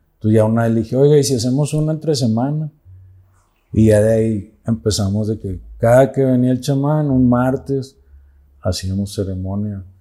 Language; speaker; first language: Spanish; native; Spanish